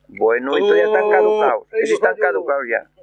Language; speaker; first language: Spanish; non-native, local second language; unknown